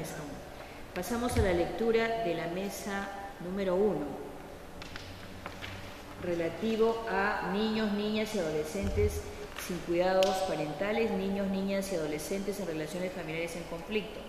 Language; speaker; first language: Spanish; native; Spanish